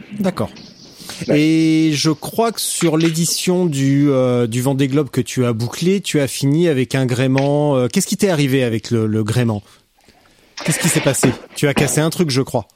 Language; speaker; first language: French; native; French